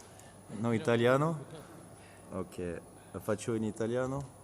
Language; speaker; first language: Italian; non-native, learner; French